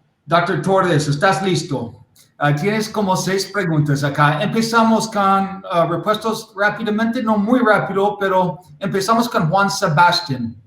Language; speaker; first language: Spanish; non-native, learner; English